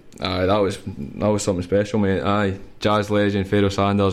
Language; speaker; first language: English; native; English